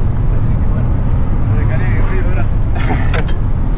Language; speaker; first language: Spanish; native; Spanish